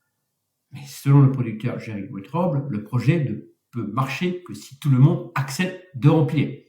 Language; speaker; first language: French; native; French